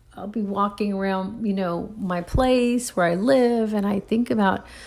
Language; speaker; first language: English; early bilingual, other home language; Spanish